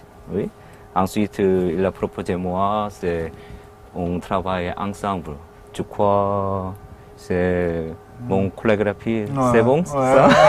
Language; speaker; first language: French; non-native, learner; Korean